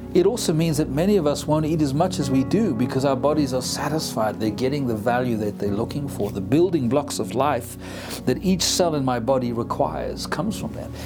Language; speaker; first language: English; native; English